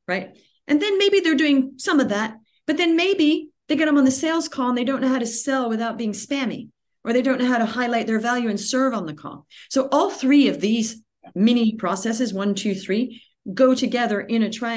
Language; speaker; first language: English; native; English